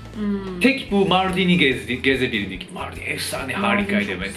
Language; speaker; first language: Turkish; non-native, fluent; Japanese